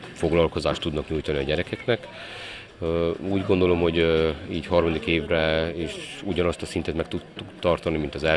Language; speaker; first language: Hungarian; native; Hungarian